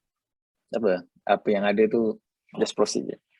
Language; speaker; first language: Malay; native; Malay